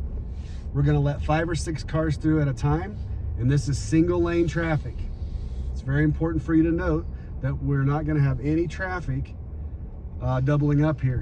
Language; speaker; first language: English; native; English